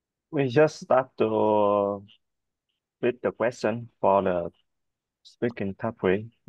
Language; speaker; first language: English; non-native, learner; Vietnamese